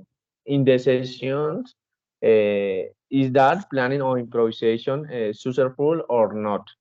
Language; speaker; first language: English; non-native, learner; Spanish